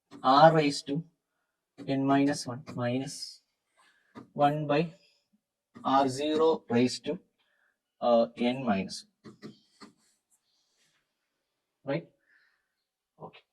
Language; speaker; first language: English; non-native, local second language; Malayalam